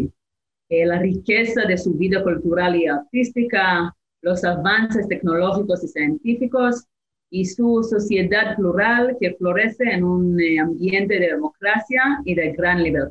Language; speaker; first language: Spanish; non-native, fluent; Hebrew